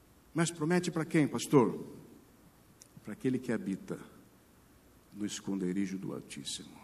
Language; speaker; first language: Portuguese; native; Portuguese